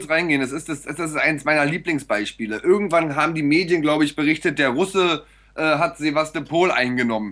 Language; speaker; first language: German; native; German